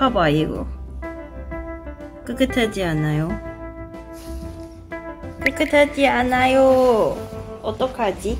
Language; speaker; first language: Korean; non-native, learner; Cantonese